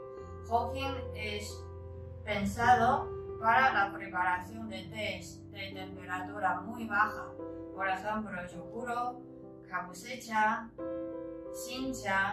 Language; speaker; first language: Spanish; non-native, learner; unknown